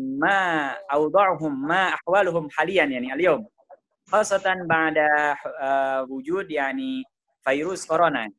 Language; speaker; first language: Arabic; non-native, learner; Indonesian